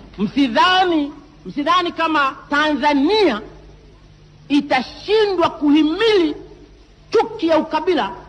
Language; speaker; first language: Swahili; non-native, local second language; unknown